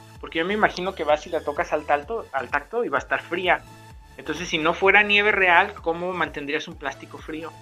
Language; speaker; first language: Spanish; native; Spanish